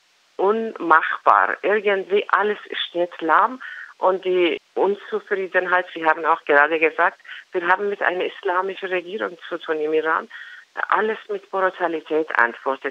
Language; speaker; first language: German; non-native, learner; Persian